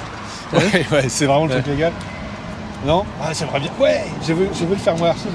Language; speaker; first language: French; native; French